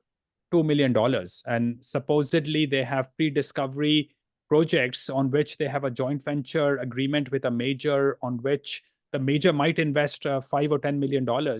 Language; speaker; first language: English; non-native, fluent; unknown